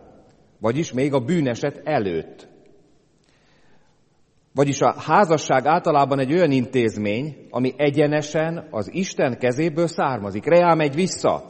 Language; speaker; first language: Hungarian; native; Hungarian